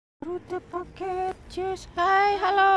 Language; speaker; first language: Dutch; non-native, learner; Indonesian